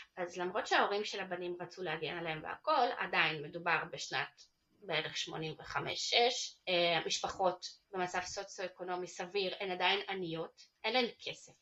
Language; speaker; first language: Hebrew; early bilingual, other home language; Russian